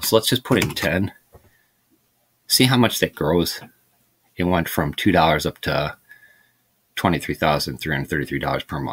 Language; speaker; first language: English; native; English